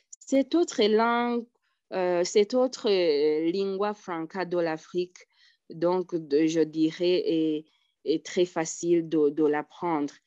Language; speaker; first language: French; non-native, local second language; Rundi